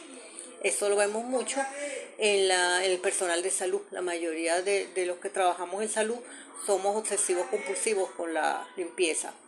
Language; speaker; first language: Spanish; native; Spanish